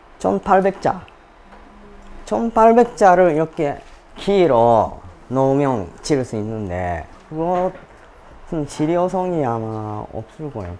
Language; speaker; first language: Korean; non-native, learner; Japanese